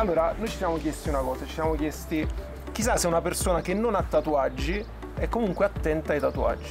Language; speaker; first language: Italian; native; Italian